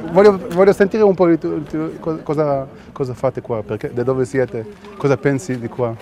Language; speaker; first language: Italian; non-native, learner; Hebrew